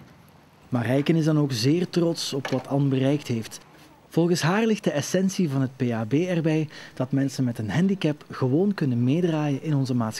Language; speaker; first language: Dutch; native; Dutch